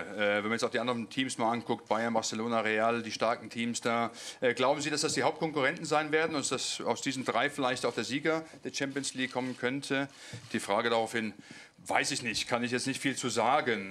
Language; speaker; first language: German; native; German